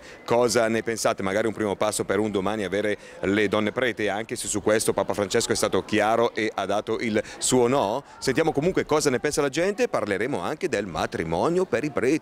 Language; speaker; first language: Italian; native; Italian